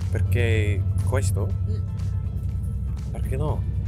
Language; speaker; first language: Italian; non-native, learner; English